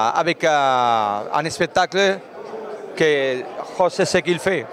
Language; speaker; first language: French; non-native, learner; Spanish